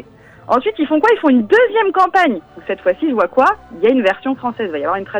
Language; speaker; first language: French; native; French